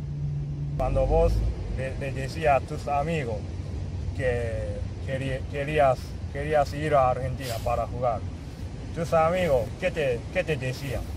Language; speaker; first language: Spanish; non-native, fluent; Japanese